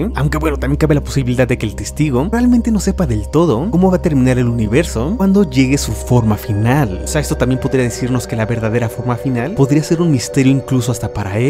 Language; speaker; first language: Spanish; native; Spanish